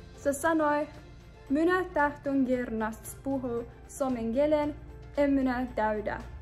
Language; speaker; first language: Finnish; non-native, learner; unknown